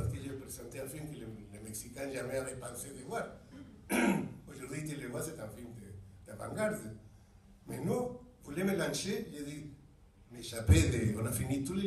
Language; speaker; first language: French; non-native, fluent; Spanish